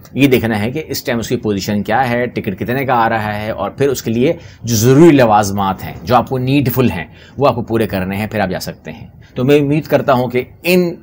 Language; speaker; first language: Urdu; non-native, local second language; Punjabi